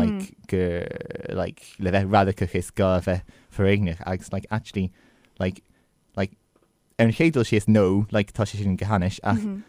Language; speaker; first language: Irish; non-native, local second language; English